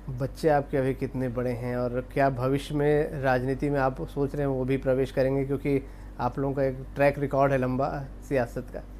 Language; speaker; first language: Hindi; native; Hindi